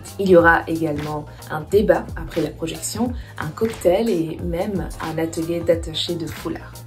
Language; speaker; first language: French; non-native, fluent; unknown